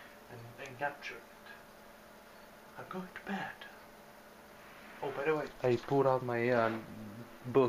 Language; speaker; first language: English; non-native, fluent; Bulgarian